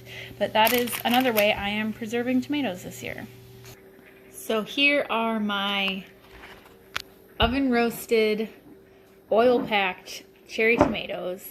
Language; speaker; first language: English; native; English